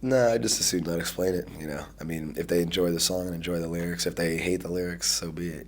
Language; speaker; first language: English; native; English